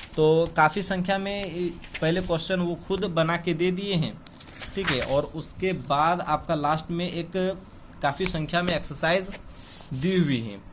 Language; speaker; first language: Hindi; native; Hindi